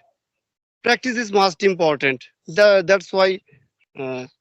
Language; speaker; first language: English; non-native, learner; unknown